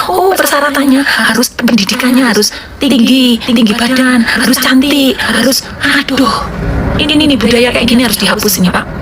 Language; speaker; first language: Indonesian; native; Indonesian